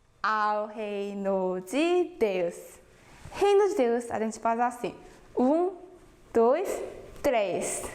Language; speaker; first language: Portuguese; non-native, fluent; Korean